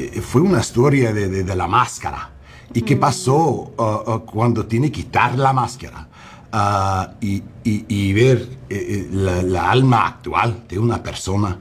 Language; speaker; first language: Spanish; non-native, learner; English